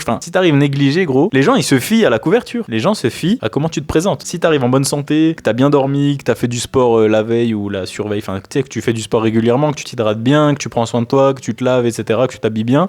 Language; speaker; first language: French; native; French